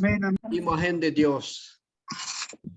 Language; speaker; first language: Spanish; non-native, learner; Korean